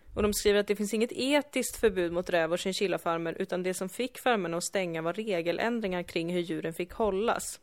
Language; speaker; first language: Swedish; early bilingual, other home language; Kurdish